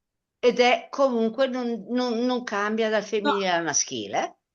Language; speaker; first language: Italian; native; Italian